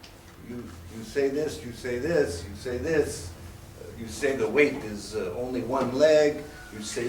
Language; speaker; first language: English; non-native, learner; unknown